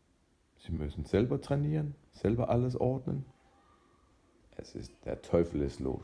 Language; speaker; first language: German; non-native, fluent; Danish